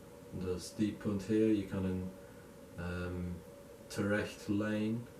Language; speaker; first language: Dutch; non-native, learner; English